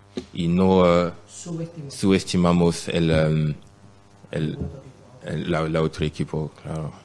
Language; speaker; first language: Spanish; non-native, learner; French